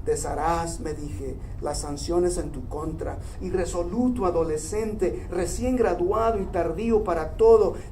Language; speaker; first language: Spanish; early bilingual, heritage; Spanish